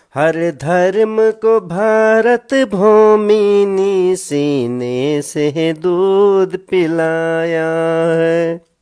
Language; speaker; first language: Hindi; native; Hindi